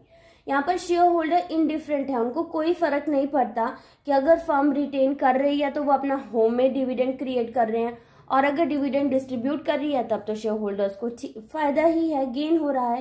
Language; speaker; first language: Hindi; native; Hindi